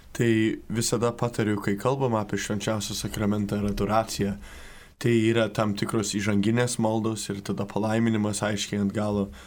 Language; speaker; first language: Lithuanian; early bilingual, heritage; Lithuanian